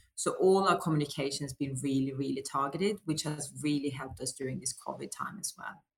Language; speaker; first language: English; non-native, fluent; Swedish